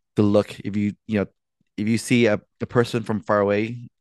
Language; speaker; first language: English; native; English